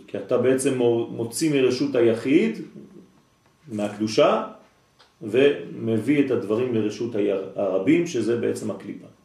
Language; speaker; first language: Hebrew; non-native, fluent; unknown